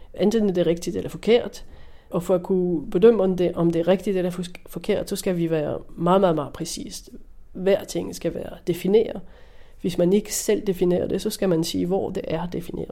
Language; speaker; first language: Danish; non-native, fluent; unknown